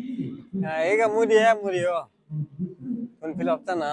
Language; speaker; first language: Korean; non-native, learner; Nepali